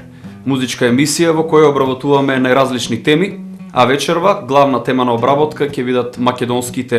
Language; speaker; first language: Macedonian; native; Macedonian